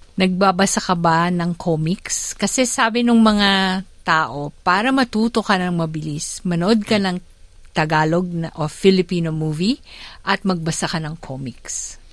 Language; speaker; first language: Filipino; native; Filipino